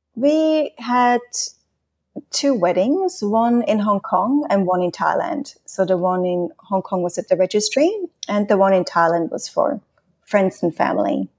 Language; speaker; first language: English; non-native, fluent; Swiss German